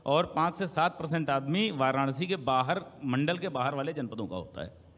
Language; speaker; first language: Hindi; native; Hindi